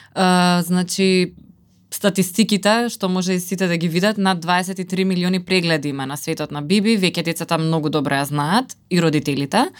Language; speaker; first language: Macedonian; native; Macedonian